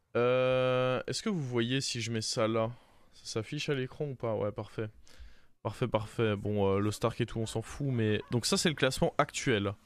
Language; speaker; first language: French; native; French